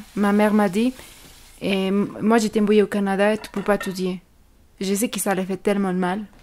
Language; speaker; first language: French; non-native, learner; Spanish